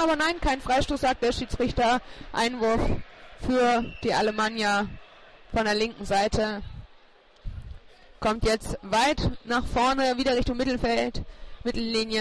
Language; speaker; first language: German; native; German